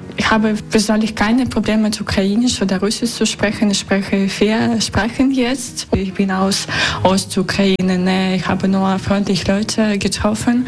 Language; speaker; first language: German; non-native, learner; Russian